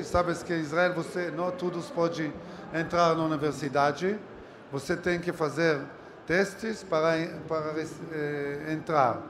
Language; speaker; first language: Portuguese; non-native, learner; Hebrew